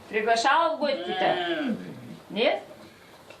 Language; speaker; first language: Russian; native; Russian